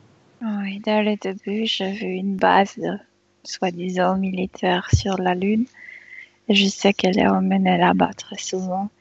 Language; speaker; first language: French; non-native, fluent; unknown